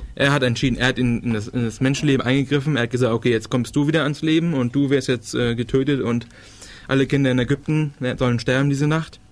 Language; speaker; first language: German; non-native, fluent; Danish